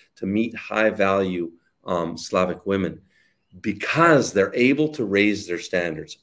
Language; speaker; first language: English; native; English